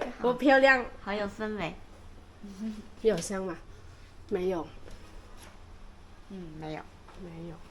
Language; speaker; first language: Chinese; non-native, learner; Thai